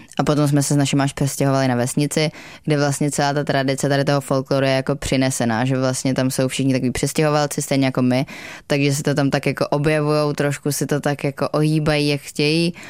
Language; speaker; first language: Czech; native; Czech